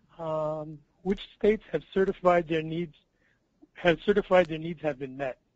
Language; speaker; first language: English; native; English